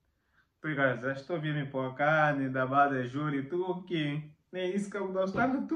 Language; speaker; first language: Bulgarian; non-native, learner; Macedonian